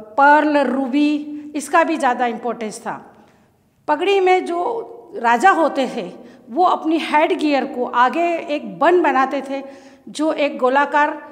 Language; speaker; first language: Hindi; native; Hindi